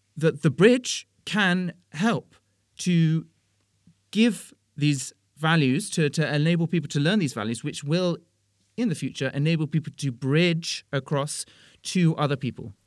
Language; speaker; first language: English; native; English